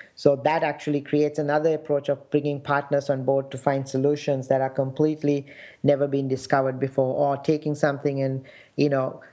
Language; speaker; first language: English; non-native, local second language; Sinhala